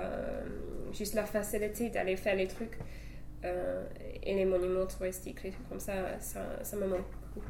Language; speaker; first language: French; non-native, fluent; English